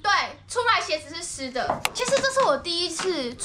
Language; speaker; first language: Chinese; native; Chinese